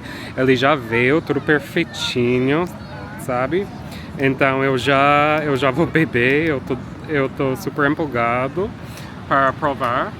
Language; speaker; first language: Portuguese; non-native, fluent; English